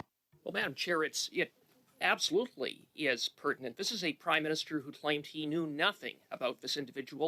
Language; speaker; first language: English; native; English